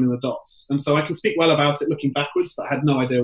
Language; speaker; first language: English; native; English